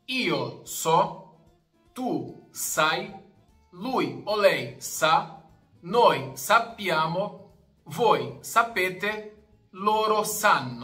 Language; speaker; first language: Italian; non-native, fluent; Portuguese